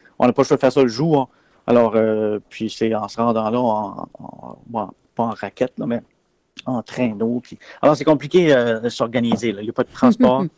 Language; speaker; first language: French; native; French